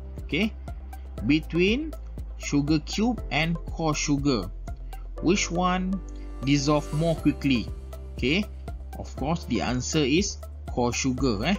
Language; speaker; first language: English; non-native, local second language; Malay